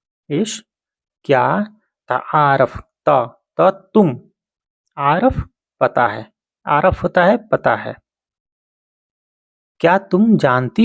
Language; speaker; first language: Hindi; native; Hindi